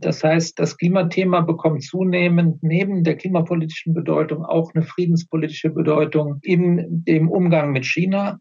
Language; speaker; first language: German; native; German